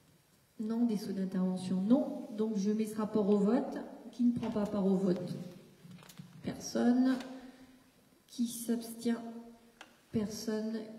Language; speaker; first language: French; native; French